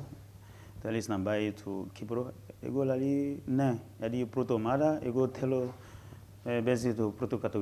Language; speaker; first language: Greek; non-native, learner; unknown